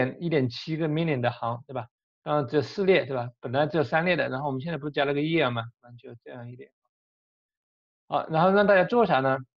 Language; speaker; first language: Chinese; native; Chinese